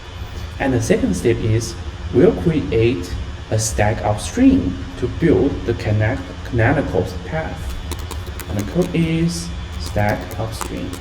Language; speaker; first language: English; non-native, fluent; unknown